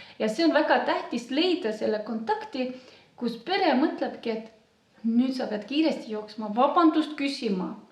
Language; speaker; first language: Estonian; non-native, local second language; Romany